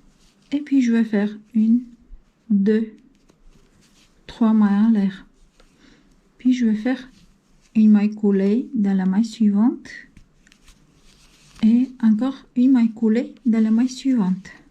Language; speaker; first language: French; non-native, fluent; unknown